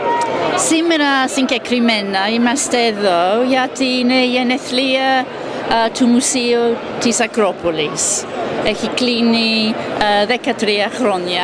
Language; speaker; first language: Greek; non-native, fluent; English